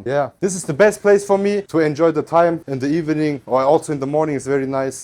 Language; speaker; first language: English; non-native, learner; Turkish